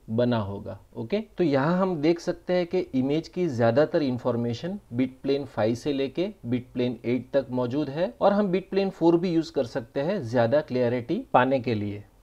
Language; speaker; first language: Hindi; non-native, local second language; Gujarati